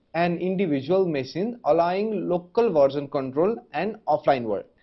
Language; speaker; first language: English; non-native, local second language; Nepali